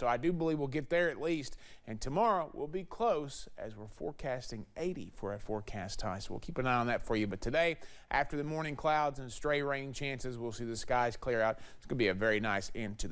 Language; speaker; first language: English; native; English